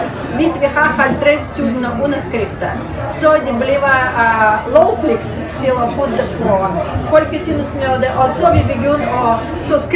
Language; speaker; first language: Danish; non-native, fluent; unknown